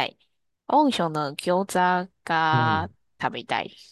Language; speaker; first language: Japanese; non-native, learner; Chinese